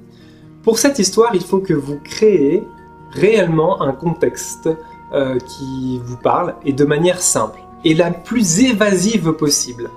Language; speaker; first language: French; native; French